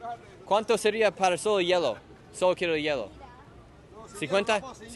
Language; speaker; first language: Spanish; non-native, learner; English